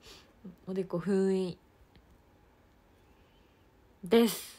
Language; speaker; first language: Japanese; native; Japanese